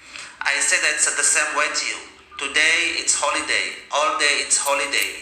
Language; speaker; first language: English; non-native, learner; Indonesian